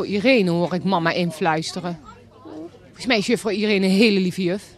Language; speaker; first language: Dutch; native; Dutch